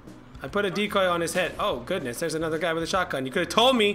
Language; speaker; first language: English; native; English